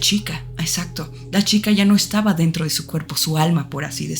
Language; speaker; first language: Spanish; native; Spanish